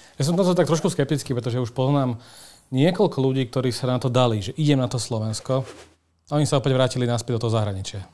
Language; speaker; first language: Slovak; native; Slovak